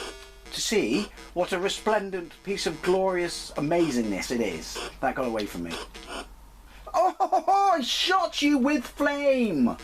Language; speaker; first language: English; native; English